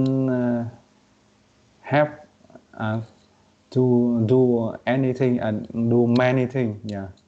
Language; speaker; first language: English; non-native, learner; Vietnamese